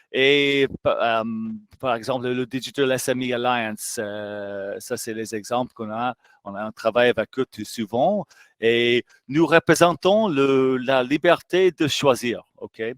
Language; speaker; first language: French; non-native, fluent; English